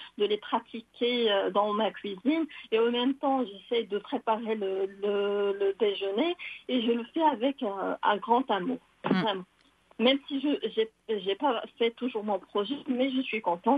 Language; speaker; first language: French; non-native, local second language; Arabic